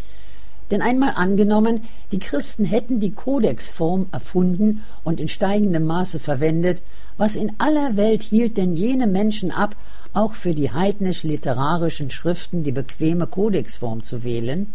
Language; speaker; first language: German; native; German